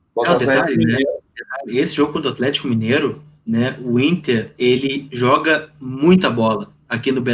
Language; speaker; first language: Portuguese; native; Portuguese